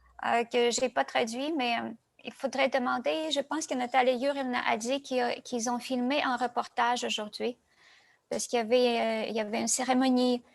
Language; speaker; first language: French; non-native, fluent; Russian